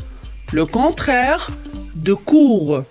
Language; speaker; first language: French; non-native, local second language; Arabic